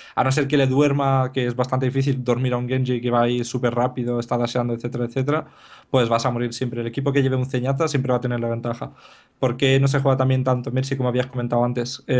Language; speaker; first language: Spanish; non-native, fluent; Bulgarian